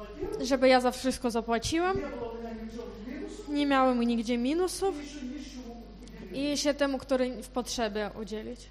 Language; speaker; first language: Polish; non-native, fluent; Ukrainian